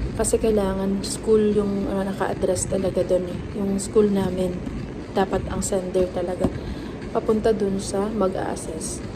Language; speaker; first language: Filipino; native; Filipino